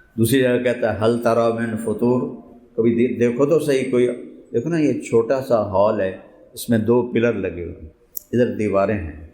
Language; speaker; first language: Urdu; non-native, local second language; Punjabi